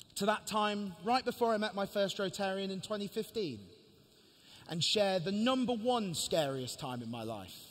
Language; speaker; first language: English; native; English